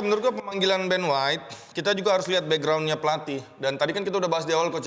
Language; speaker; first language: Indonesian; native; Indonesian